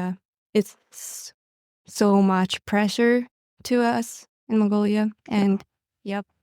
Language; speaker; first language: English; non-native, learner; Mongolian